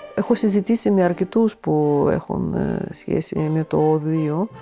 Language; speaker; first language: Greek; non-native, fluent; Russian